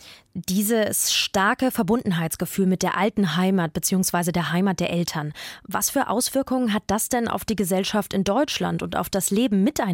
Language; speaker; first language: German; native; German